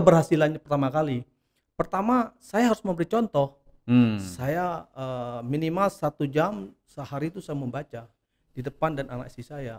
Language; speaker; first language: Indonesian; native; Indonesian